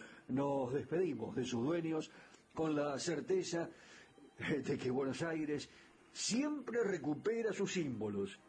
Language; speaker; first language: Spanish; native; Spanish